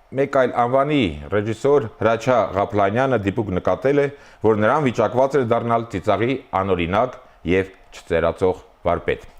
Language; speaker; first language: Armenian; native; Armenian